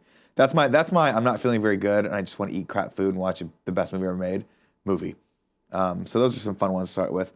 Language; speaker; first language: English; native; English